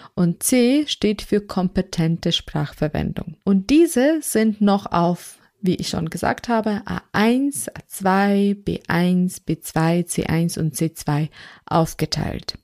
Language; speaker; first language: German; non-native, fluent; Ukrainian